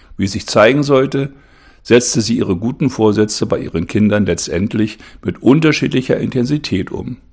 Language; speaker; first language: German; native; German